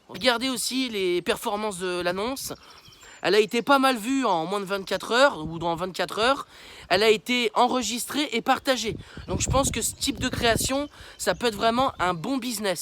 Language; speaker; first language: French; native; French